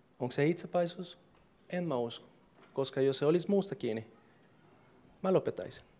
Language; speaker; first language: Finnish; non-native, fluent; English